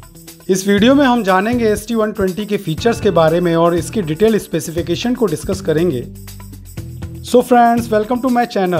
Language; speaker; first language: Hindi; native; Hindi